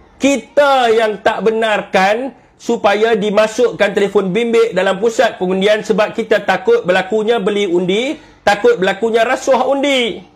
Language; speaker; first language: Malay; native; Malay